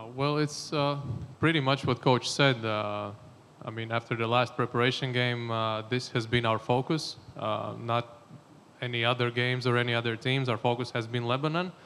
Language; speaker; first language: English; non-native, fluent; Latvian